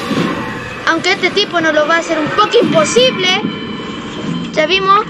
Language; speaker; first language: Spanish; native; Spanish